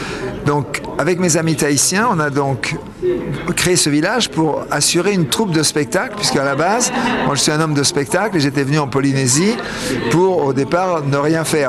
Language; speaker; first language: French; native; French